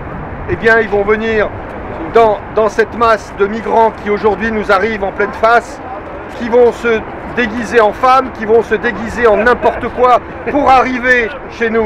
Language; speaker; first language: French; native; French